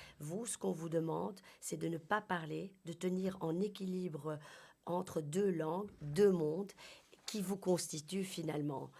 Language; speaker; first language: French; native; French